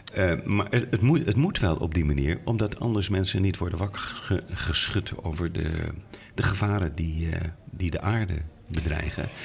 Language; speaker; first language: Dutch; native; Dutch